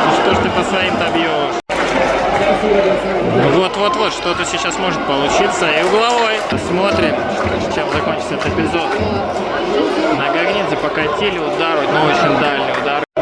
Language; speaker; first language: Russian; native; Russian